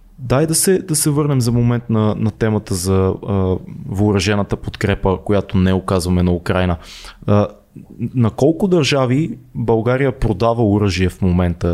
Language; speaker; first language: Bulgarian; native; Bulgarian